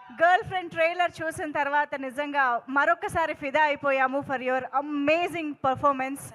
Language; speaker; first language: Telugu; native; Telugu